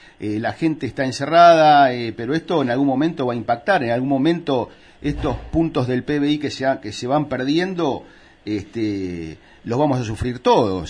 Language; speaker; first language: Spanish; native; Spanish